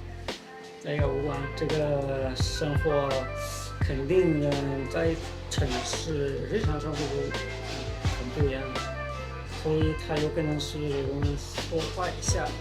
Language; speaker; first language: Chinese; non-native, learner; Spanish